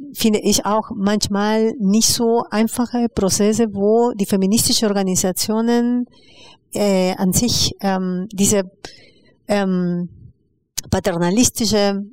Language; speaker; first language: German; non-native, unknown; Spanish